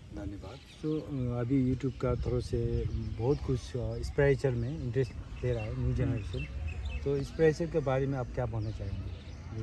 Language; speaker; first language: Hindi; non-native, local second language; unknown